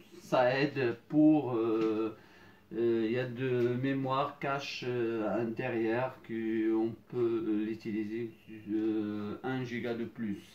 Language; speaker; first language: French; non-native, fluent; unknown